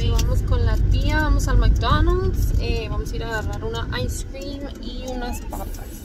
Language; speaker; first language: Spanish; native; Spanish